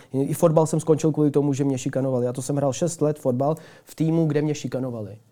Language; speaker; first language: Czech; early bilingual, other home language; Ukrainian